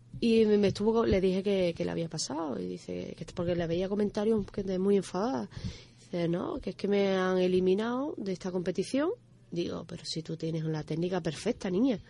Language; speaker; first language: Spanish; native; Spanish